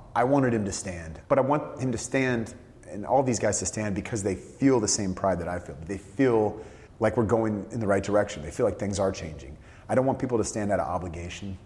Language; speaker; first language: English; native; English